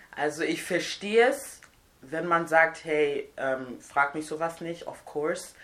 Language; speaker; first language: German; non-native, fluent; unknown